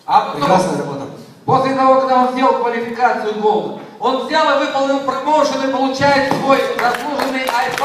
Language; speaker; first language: Russian; native; Russian